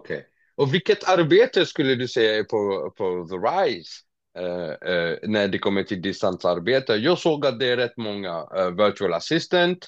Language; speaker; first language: Swedish; non-native, fluent; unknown